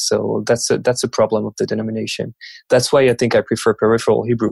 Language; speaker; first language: English; non-native, fluent; French